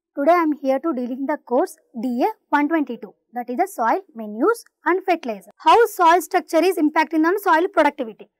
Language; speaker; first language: English; non-native, local second language; Telugu